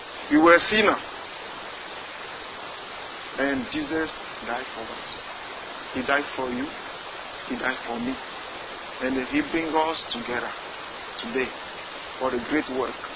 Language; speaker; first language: English; non-native, fluent; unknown